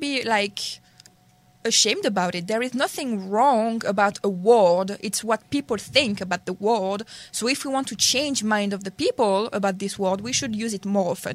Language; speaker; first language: English; non-native, learner; French